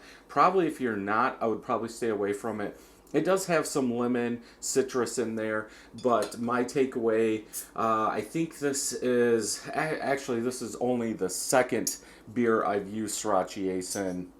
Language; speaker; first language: English; native; English